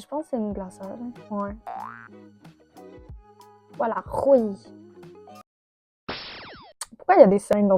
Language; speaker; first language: French; native; French